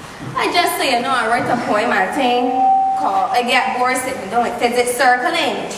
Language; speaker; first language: English; native; English